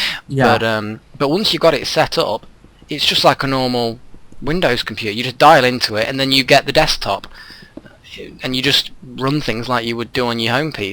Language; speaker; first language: English; native; English